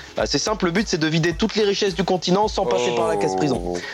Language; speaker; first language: French; native; French